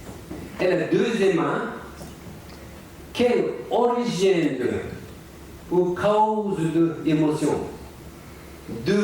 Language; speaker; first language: French; non-native, learner; Tibetan